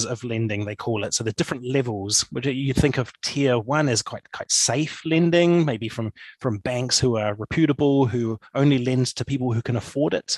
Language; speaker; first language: English; native; English